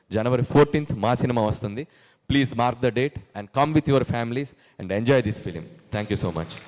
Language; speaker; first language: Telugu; native; Telugu